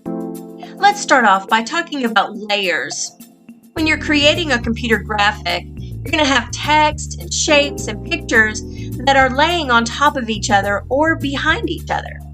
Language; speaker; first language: English; native; English